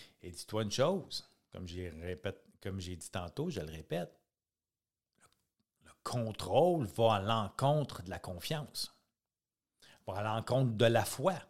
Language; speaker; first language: French; native; French